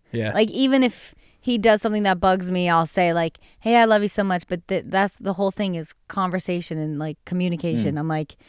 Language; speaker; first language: English; native; English